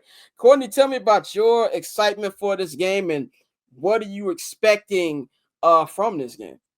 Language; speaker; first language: English; native; English